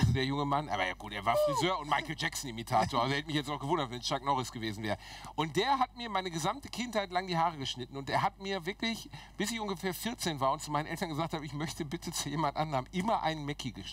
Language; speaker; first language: German; native; German